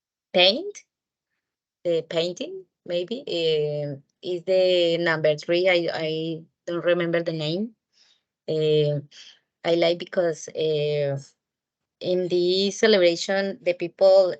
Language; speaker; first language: English; non-native, learner; Spanish